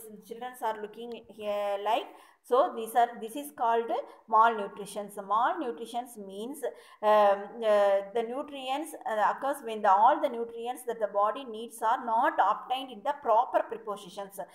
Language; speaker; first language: English; non-native, local second language; Tamil